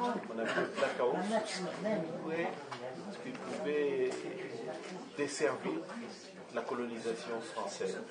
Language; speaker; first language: French; non-native, local second language; Comorian